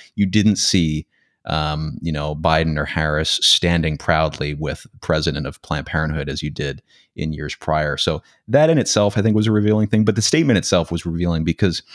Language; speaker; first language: English; native; English